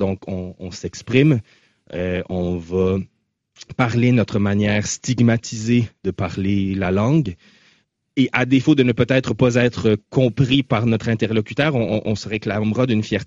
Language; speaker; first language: French; native; French